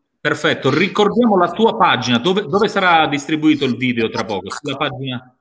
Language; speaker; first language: Italian; native; Italian